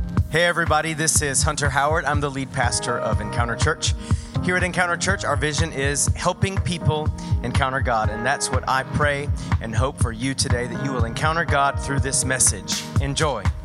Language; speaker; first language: English; native; English